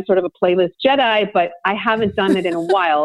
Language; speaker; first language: English; native; English